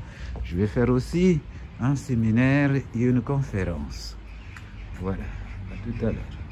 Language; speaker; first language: French; non-native, fluent; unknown